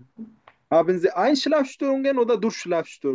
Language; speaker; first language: German; non-native, learner; Turkish